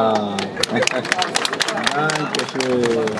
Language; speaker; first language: German; non-native, fluent; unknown